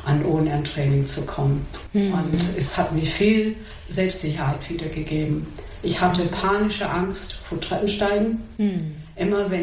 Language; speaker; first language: German; non-native, fluent; English